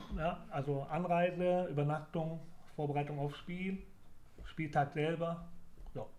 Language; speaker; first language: German; native; German